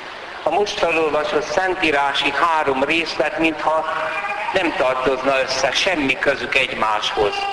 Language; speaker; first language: Hungarian; native; Hungarian